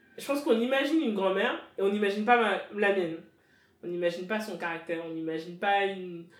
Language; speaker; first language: French; native; French